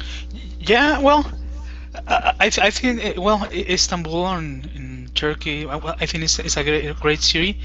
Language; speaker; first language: English; non-native, fluent; Spanish